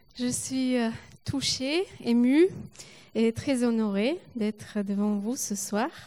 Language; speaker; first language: French; non-native, fluent; Polish